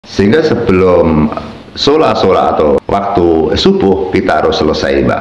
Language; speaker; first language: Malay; non-native, local second language; Javanese